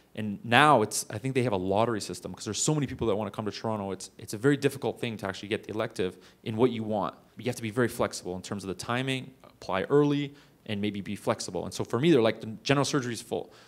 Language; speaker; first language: English; native; English